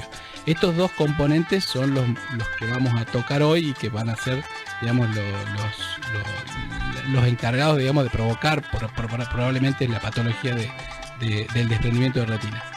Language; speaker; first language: Spanish; native; Spanish